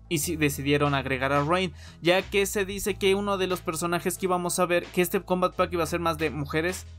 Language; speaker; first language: Spanish; native; Spanish